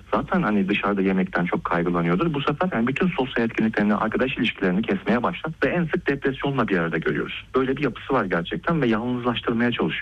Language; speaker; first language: Turkish; native; Turkish